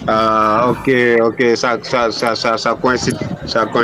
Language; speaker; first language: French; non-native, local second language; Wolof